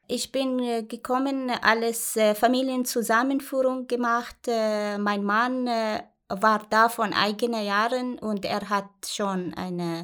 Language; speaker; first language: German; non-native, learner; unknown